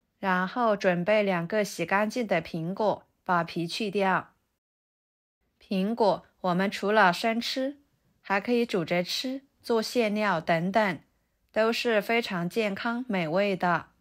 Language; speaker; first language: Chinese; native; Chinese